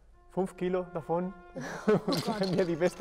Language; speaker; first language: German; non-native, fluent; Spanish